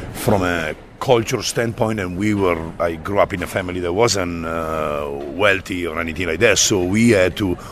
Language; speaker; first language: English; non-native, fluent; Italian